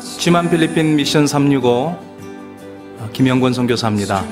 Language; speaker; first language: Korean; native; Korean